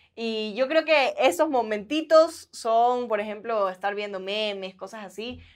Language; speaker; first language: Spanish; native; Spanish